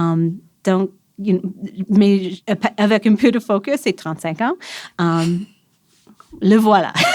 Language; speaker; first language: French; non-native, local second language; English